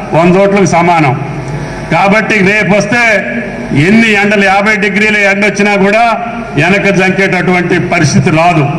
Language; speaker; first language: Telugu; native; Telugu